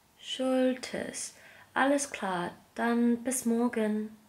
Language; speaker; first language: German; non-native, learner; Korean